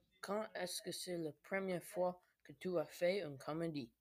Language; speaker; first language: French; non-native, learner; English